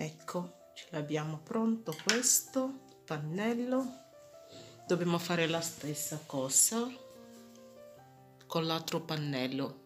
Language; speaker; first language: Italian; non-native, fluent; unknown